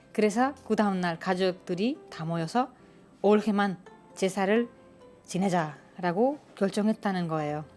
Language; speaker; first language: Korean; non-native, fluent; Spanish